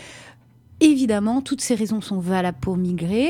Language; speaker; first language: French; native; French